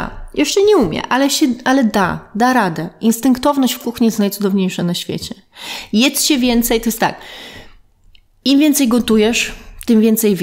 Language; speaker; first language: Polish; native; Polish